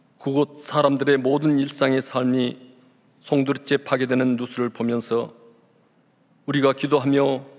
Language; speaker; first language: Korean; native; Korean